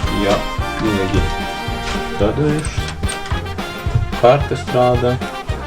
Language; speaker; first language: Latvian; non-native, local second language; Russian